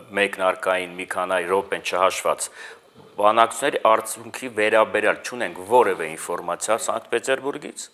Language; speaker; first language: Armenian; native; Armenian